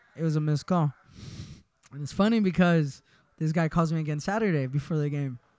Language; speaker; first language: English; early bilingual, other home language; Spanish